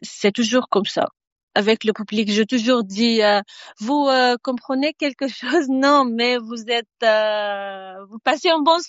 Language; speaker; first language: French; non-native, fluent; Arabic